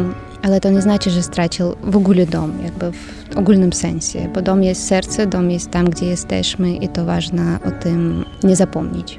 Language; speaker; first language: Polish; non-native, learner; Ukrainian